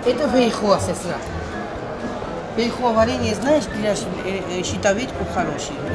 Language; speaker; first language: Russian; non-native, local second language; Georgian